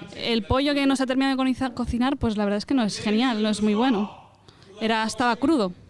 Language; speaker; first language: Spanish; non-native, fluent; English